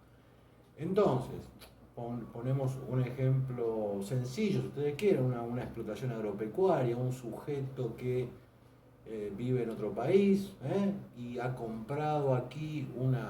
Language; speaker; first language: Spanish; native; Spanish